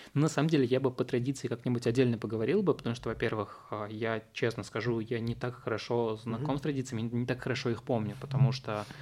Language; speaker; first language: Russian; early bilingual, other home language; Uzbek